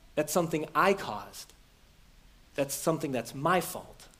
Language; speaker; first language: English; native; English